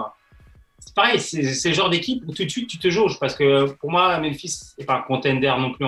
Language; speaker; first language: French; native; French